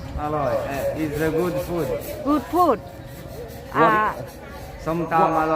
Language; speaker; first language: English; non-native, learner; Italian